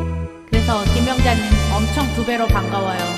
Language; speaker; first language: Korean; native; Korean